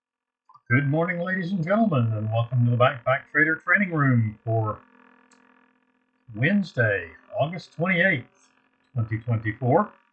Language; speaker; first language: English; native; English